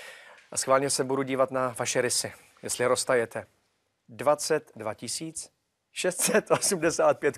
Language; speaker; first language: Czech; native; Czech